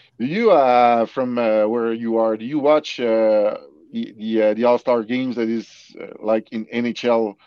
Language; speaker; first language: English; non-native, local second language; French